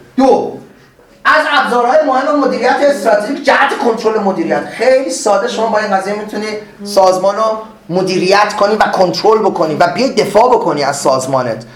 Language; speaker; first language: Persian; native; Persian